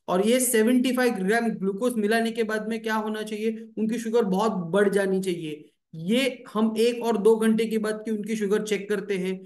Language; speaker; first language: Hindi; native; Hindi